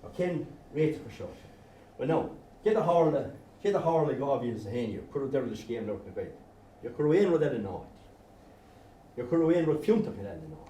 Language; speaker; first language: Irish; non-native, local second language; English